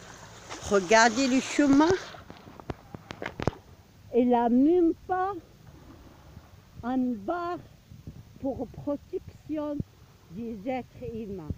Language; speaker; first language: French; non-native, learner; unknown